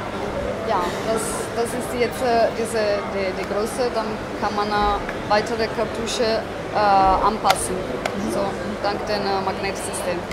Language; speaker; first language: German; non-native, fluent; Italian